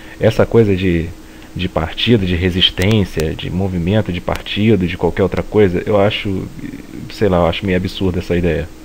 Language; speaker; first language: Portuguese; native; Portuguese